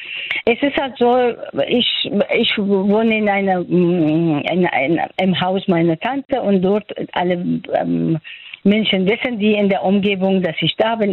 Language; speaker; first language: German; non-native, fluent; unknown